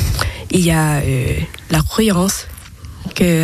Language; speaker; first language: French; non-native, learner; Thai